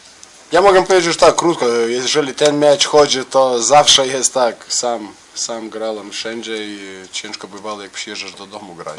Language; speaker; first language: Polish; non-native, fluent; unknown